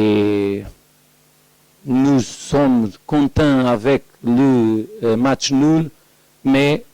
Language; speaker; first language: French; non-native, learner; Portuguese